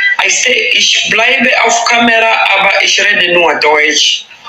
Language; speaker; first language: German; non-native, learner; Swahili